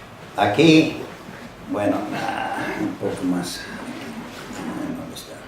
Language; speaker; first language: Spanish; non-native, fluent; English